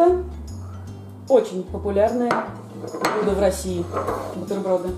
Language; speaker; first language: Russian; native; Russian